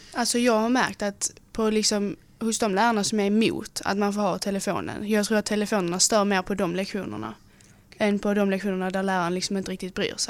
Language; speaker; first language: Swedish; native; Swedish